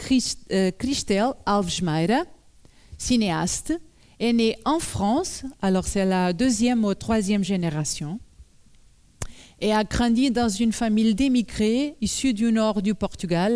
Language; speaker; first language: French; non-native, learner; Portuguese